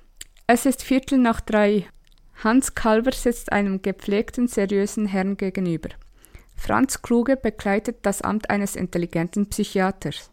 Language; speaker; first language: German; native; German